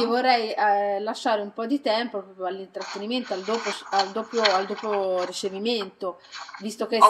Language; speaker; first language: Italian; native; Italian